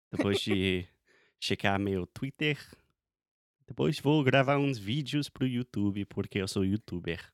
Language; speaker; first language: Portuguese; non-native, fluent; English